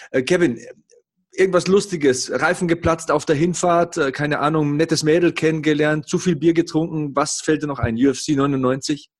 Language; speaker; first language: German; native; German